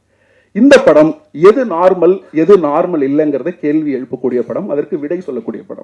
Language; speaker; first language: Tamil; native; Tamil